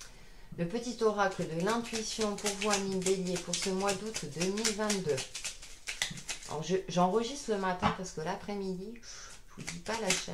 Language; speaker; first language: French; native; French